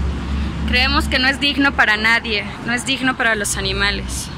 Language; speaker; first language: Spanish; native; Spanish